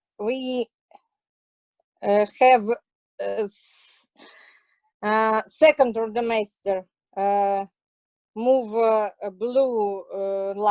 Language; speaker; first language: English; non-native, learner; Russian